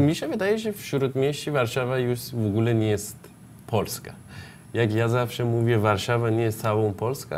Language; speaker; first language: Polish; non-native, learner; Persian